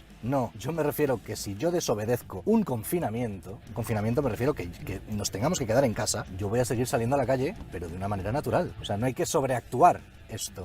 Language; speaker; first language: Spanish; native; Spanish